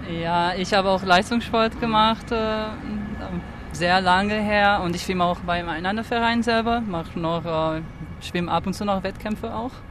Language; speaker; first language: German; non-native, fluent; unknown